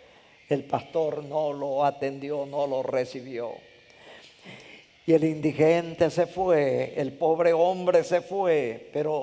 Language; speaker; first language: Spanish; native; Spanish